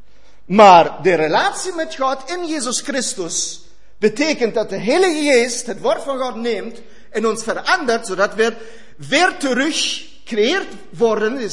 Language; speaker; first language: Dutch; non-native, fluent; German